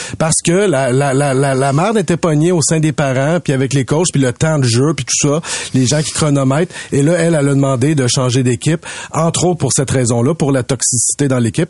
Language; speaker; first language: French; native; French